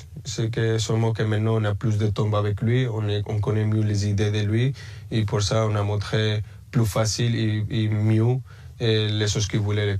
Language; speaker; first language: French; early bilingual, other home language; Spanish